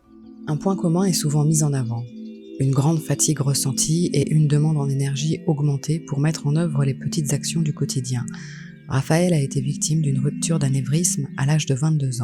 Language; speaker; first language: French; native; French